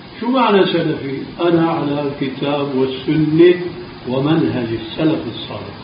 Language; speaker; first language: Arabic; early bilingual, other home language; Albanian